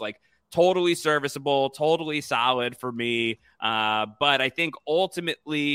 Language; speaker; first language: English; native; English